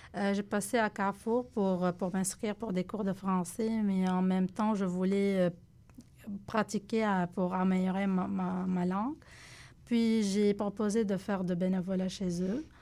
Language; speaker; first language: French; non-native, local second language; Arabic